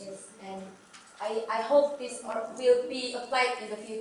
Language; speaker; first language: English; non-native, learner; Indonesian